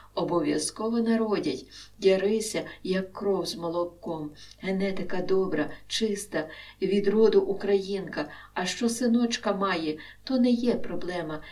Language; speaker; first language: Ukrainian; native; Ukrainian